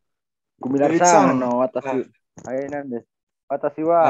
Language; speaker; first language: Japanese; non-native, learner; Indonesian